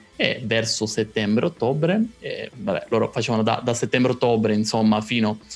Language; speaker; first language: Italian; native; Italian